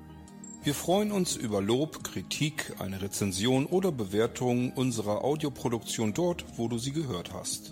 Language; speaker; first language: German; native; German